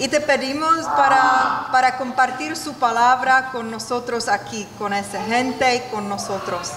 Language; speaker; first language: Spanish; non-native, learner; Czech